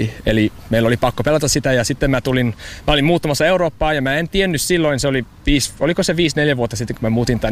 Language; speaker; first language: Finnish; non-native, learner; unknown